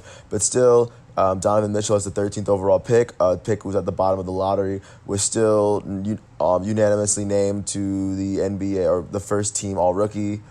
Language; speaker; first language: English; native; English